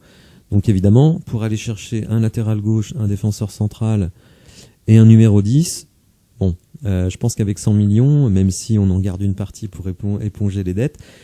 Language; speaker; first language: French; native; French